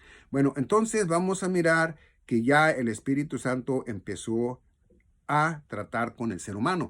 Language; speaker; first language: Spanish; native; Spanish